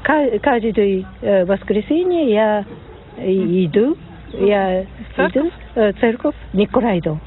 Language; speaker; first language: Russian; non-native, learner; Japanese